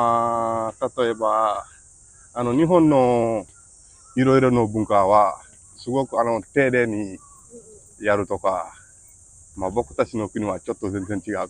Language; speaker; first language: Japanese; non-native, fluent; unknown